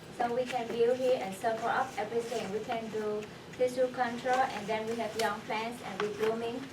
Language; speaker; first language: English; non-native, fluent; Vietnamese